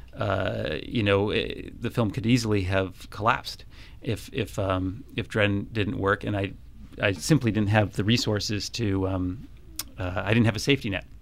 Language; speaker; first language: English; native; English